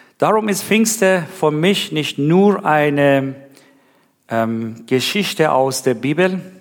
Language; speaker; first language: German; non-native, learner; Persian